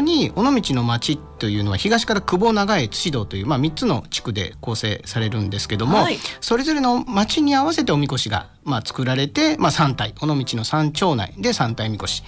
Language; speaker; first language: Japanese; native; Japanese